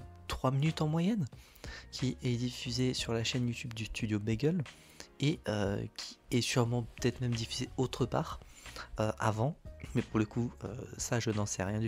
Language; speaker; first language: French; native; French